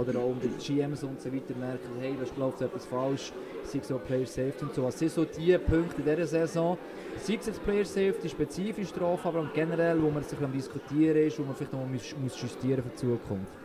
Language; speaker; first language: German; native; German